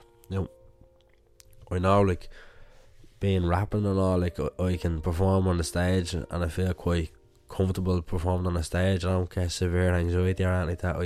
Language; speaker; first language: English; native; English